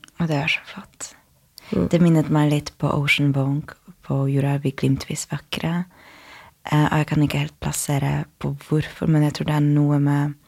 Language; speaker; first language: Norwegian; non-native, fluent; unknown